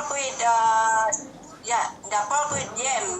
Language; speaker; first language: English; non-native, learner; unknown